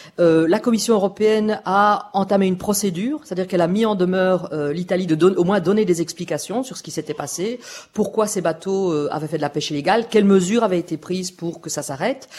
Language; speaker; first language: French; native; French